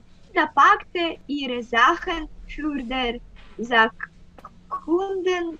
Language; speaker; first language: German; non-native, learner; Russian